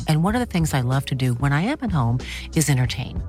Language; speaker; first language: Danish; early bilingual, other home language; Romanian